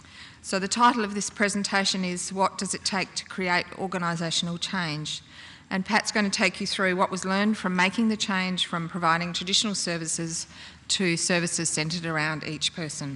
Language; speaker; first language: English; native; English